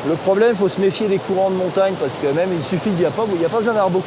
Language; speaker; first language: French; native; French